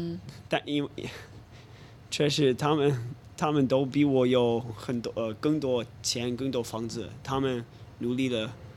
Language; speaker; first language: Chinese; non-native, fluent; English